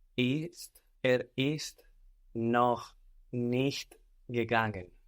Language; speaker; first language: German; non-native, learner; English